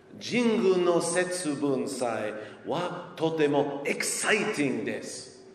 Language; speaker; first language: Japanese; non-native, learner; English